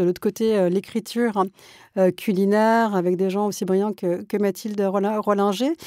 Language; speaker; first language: French; early bilingual, other home language; Malayalam